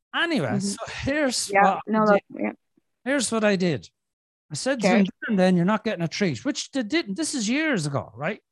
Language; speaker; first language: English; native; English